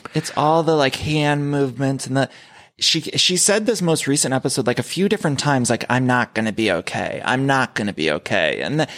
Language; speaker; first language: English; native; English